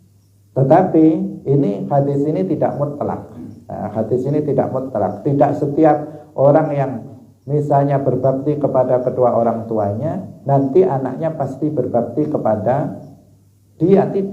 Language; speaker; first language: Indonesian; non-native, local second language; Javanese